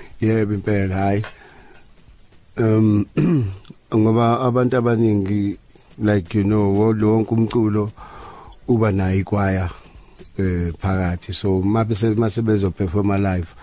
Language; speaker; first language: Zulu; native; Zulu